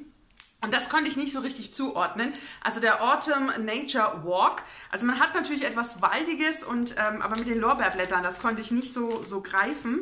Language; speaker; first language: German; native; German